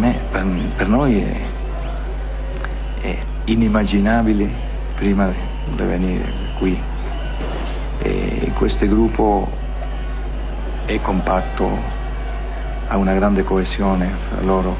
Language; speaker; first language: Italian; non-native, fluent; Spanish